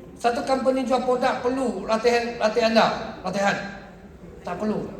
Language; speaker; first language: Malay; non-native, local second language; Chinese